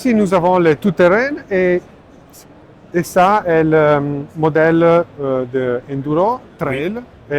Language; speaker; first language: French; non-native, learner; Italian